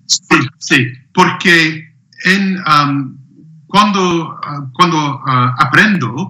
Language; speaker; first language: Spanish; non-native, learner; English